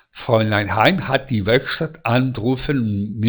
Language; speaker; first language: German; non-native, fluent; Spanish